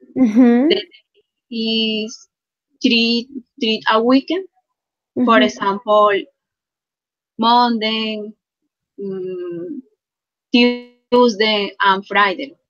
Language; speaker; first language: English; non-native, learner; Spanish